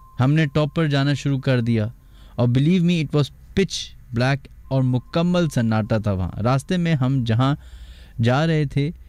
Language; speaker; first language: Urdu; native; Urdu